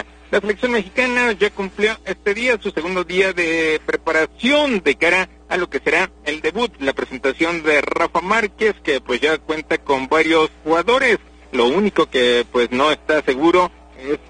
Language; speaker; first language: Spanish; native; Spanish